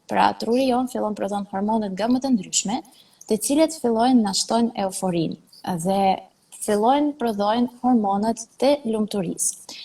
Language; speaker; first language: Albanian; non-native, fluent; Russian